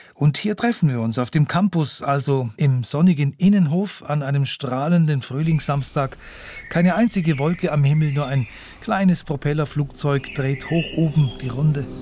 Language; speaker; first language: German; native; German